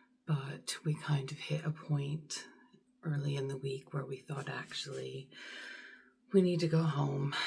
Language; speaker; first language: English; native; English